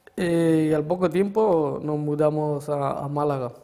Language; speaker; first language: Spanish; early bilingual, other home language; Arabic